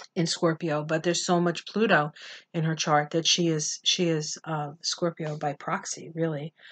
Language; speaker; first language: English; native; English